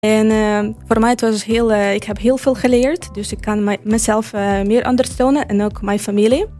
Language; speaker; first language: Dutch; non-native, fluent; Ukrainian